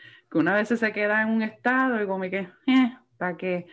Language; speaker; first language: Spanish; early bilingual, heritage; Spanish